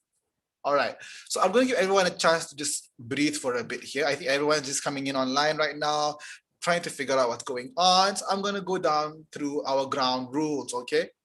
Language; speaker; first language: English; non-native, local second language; Malay